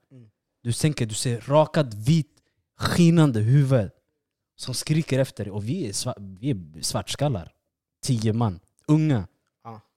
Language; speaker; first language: Swedish; early bilingual, other home language; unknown